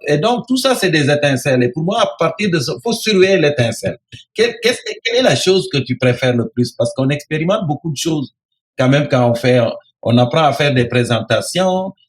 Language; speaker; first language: French; non-native, local second language; Serer